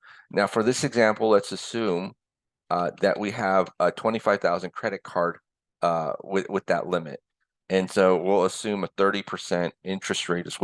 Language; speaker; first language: English; early bilingual, other home language; Korean